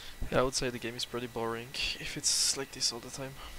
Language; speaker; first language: English; non-native, fluent; French